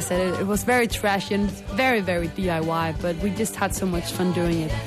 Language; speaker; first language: English; non-native, fluent; Danish